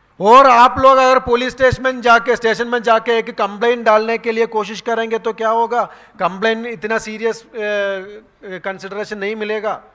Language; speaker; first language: Hindi; non-native, local second language; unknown